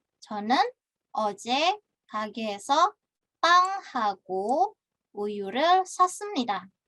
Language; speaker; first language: Korean; non-native, fluent; Indonesian